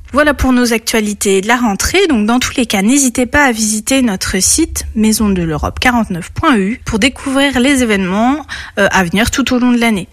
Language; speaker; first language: French; native; French